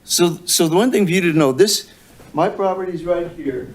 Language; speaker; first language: English; native; English